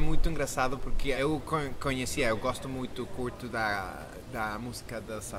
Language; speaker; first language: Portuguese; non-native, fluent; Spanish